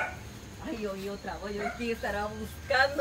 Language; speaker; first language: Spanish; native; Spanish